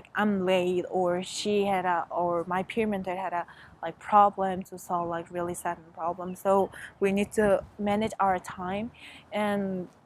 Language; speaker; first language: English; non-native, fluent; Mongolian